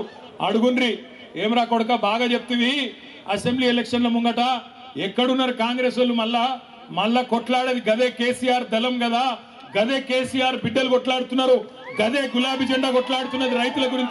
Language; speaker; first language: Telugu; native; Telugu